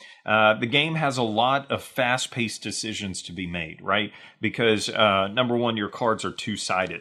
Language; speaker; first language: English; native; English